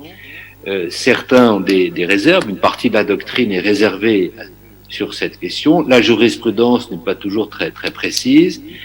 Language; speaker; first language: French; native; French